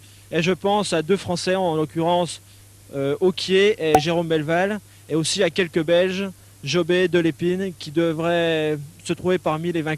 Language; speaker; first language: French; native; French